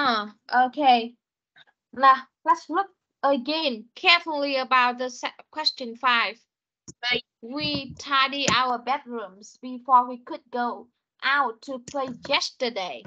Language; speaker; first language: English; non-native, fluent; Vietnamese